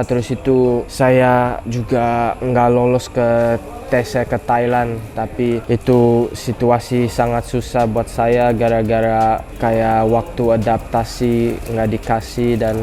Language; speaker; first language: Indonesian; early bilingual, heritage; English